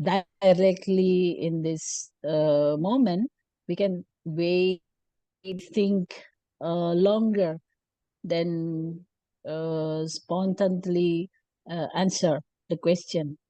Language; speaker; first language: English; non-native, learner; Indonesian